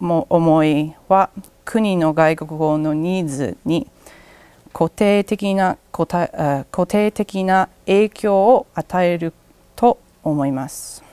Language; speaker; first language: Japanese; non-native, learner; English